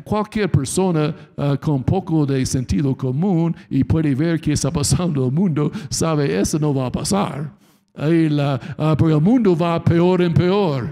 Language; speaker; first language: Spanish; non-native, fluent; English